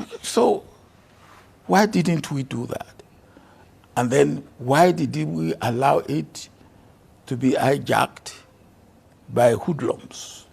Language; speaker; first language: English; non-native, local second language; Yoruba